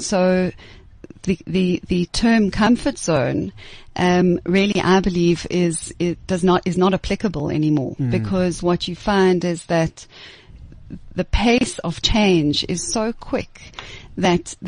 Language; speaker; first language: English; native; English